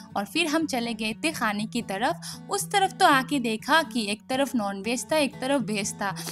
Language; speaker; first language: Hindi; non-native, local second language; Bangla